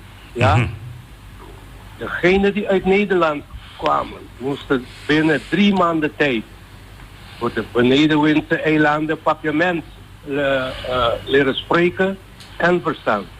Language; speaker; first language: Dutch; non-native, local second language; Papiamento